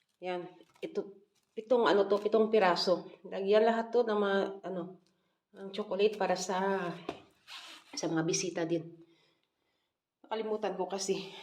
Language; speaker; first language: Filipino; non-native, local second language; Cebuano